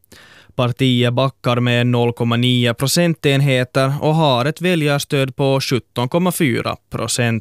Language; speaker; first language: Swedish; native; Swedish